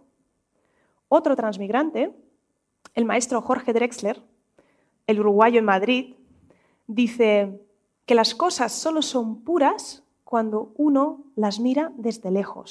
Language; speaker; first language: Spanish; non-native, fluent; Russian